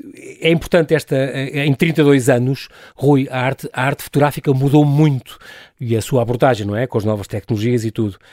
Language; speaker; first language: Portuguese; native; Portuguese